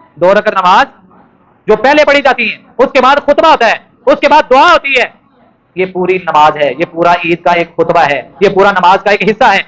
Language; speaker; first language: Urdu; non-native, local second language; Punjabi